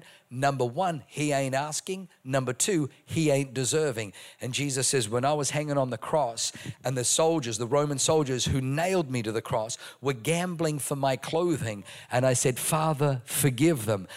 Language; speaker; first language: English; non-native, local second language; German